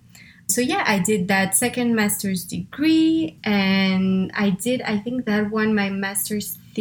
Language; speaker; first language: English; non-native, fluent; French